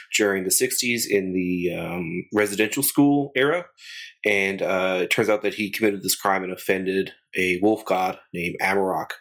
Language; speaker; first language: English; native; English